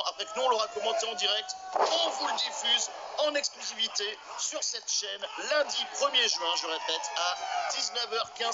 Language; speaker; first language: French; native; French